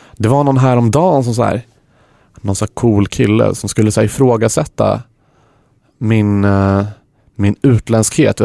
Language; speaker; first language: Swedish; early bilingual, other home language; Arabic